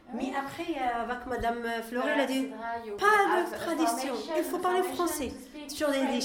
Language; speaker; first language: French; non-native, learner; Arabic